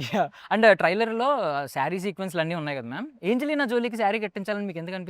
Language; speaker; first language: Telugu; native; Telugu